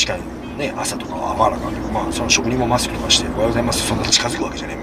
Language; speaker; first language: Japanese; native; Japanese